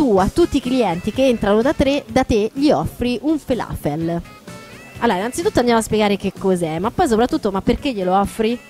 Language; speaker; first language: Italian; native; Italian